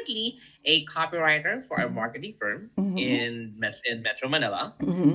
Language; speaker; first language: English; non-native, local second language; Filipino